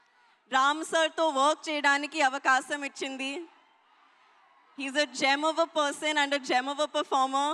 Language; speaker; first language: Telugu; non-native, learner; Hindi